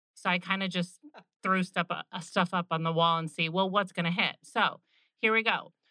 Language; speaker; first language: English; native; English